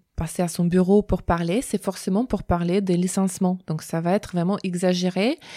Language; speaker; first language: French; non-native, fluent; Russian